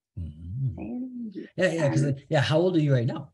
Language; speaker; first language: English; native; English